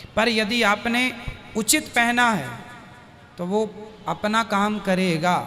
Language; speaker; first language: Hindi; native; Hindi